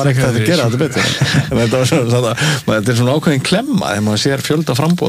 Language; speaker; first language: Icelandic; native; Icelandic